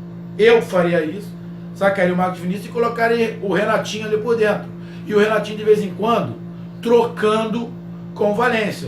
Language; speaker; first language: Portuguese; native; Portuguese